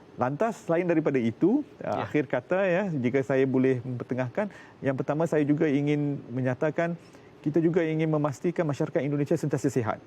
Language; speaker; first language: Malay; native; Malay